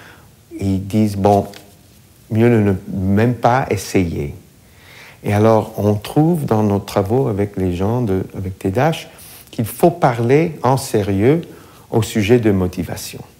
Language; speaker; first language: French; non-native, fluent; English